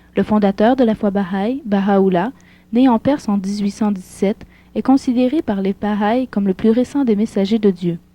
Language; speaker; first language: French; native; French